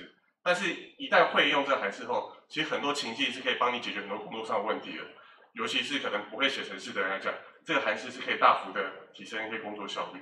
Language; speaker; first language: Chinese; native; Chinese